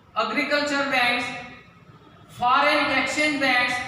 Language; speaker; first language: English; non-native, local second language; Kannada